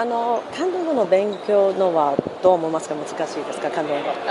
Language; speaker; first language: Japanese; non-native, fluent; Cantonese